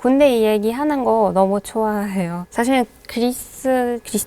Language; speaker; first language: Korean; non-native, fluent; Hebrew